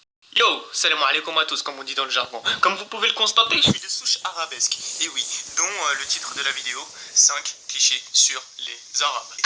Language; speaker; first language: French; native; French